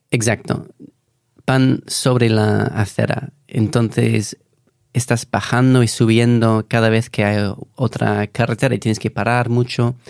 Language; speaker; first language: Spanish; non-native, fluent; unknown